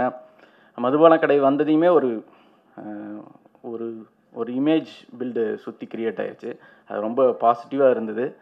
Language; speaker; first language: Tamil; native; Tamil